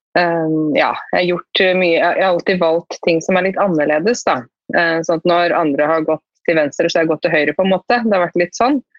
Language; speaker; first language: Norwegian; native; Norwegian